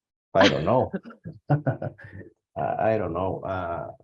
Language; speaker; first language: English; non-native, learner; Spanish